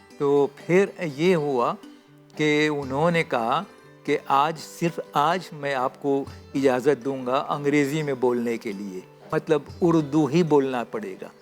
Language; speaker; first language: Urdu; non-native, fluent; Morisyen